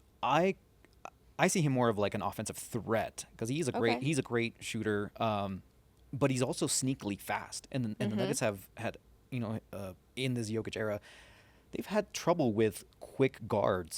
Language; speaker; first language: English; native; English